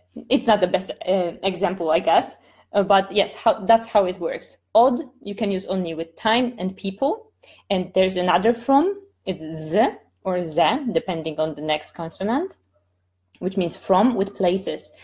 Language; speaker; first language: English; non-native, fluent; Polish